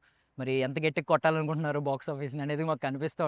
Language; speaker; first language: Telugu; native; Telugu